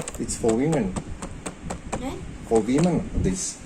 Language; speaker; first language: English; non-native, learner; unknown